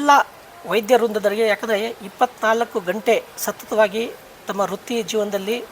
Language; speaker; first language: Kannada; native; Kannada